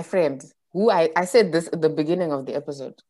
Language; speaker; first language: English; non-native, local second language; Shona